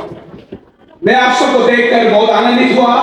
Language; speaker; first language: Hindi; non-native, local second language; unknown